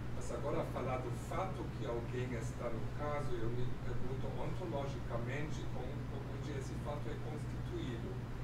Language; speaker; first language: Portuguese; non-native, fluent; German